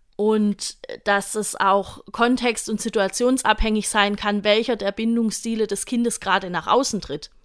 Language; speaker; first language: German; native; German